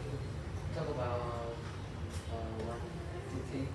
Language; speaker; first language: English; non-native, learner; Vietnamese